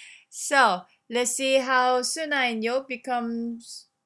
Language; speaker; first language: English; non-native, fluent; Korean